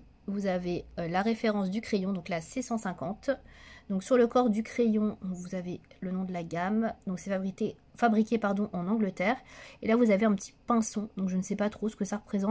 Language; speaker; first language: French; native; French